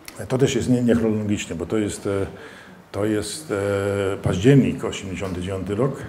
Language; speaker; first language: Polish; early bilingual, heritage; Polish